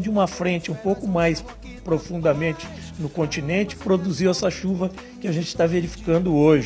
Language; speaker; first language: Portuguese; native; Portuguese